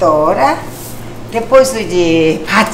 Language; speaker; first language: Portuguese; non-native, local second language; Korean